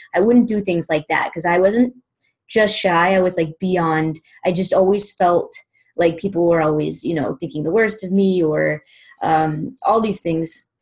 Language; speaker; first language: English; native; English